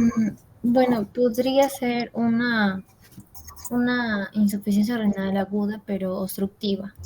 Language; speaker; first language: Spanish; native; Spanish